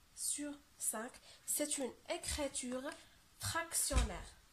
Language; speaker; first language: French; non-native, local second language; Arabic